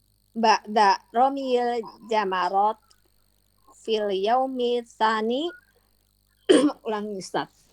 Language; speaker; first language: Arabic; non-native, learner; Indonesian